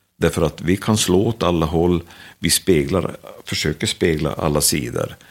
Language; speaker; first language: Swedish; native; Swedish